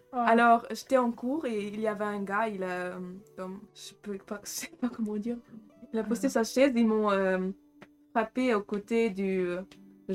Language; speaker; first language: French; non-native, fluent; German